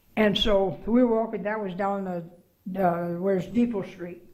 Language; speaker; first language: English; native; English